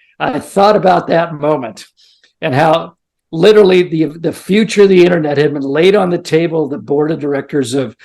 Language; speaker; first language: English; native; English